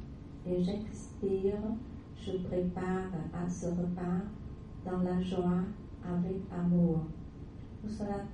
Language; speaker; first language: French; non-native, learner; Vietnamese